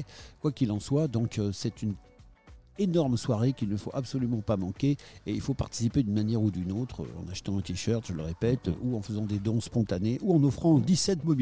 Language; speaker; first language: French; native; French